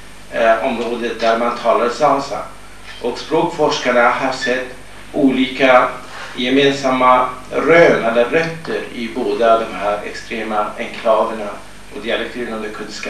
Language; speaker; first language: Swedish; non-native, fluent; Kurdish